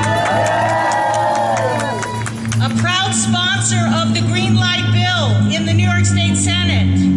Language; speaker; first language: English; native; English